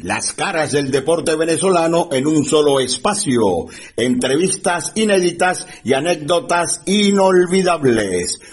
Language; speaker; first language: Spanish; native; Spanish